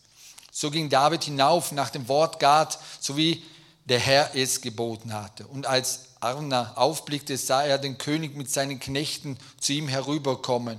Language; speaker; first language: German; native; German